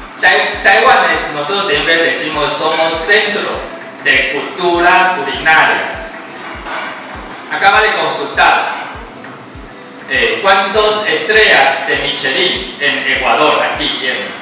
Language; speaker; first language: Spanish; non-native, fluent; Chinese